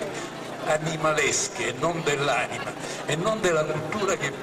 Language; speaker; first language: Italian; native; Italian